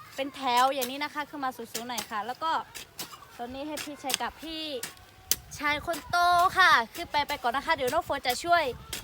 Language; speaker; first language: Thai; non-native, local second language; Lahu